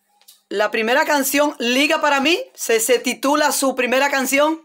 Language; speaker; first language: Spanish; native; Spanish